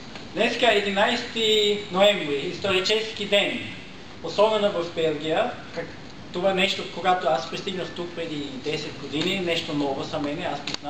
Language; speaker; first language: Bulgarian; non-native, learner; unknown